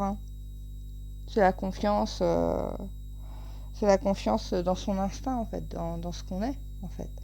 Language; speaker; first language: French; native; French